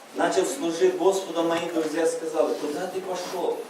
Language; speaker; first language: Russian; non-native, local second language; Uzbek